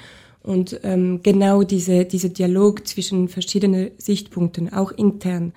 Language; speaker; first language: German; non-native, local second language; French